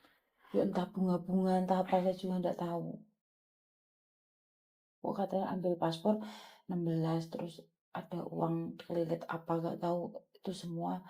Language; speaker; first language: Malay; non-native, local second language; Javanese